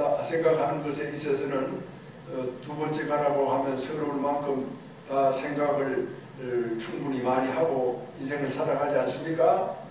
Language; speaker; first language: Korean; native; Korean